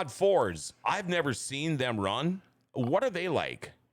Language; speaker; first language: English; native; English